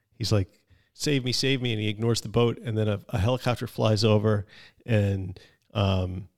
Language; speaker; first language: English; native; English